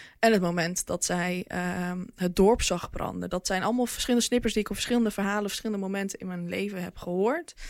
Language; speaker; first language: Dutch; early bilingual, other home language; Bosnian